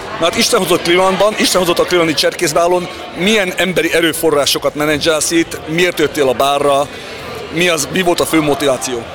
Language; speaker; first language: Hungarian; early bilingual, heritage; Hungarian